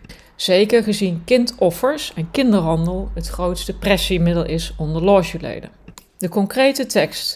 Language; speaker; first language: Dutch; native; Dutch